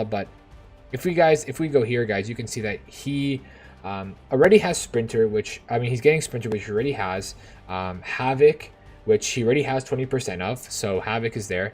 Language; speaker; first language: English; native; English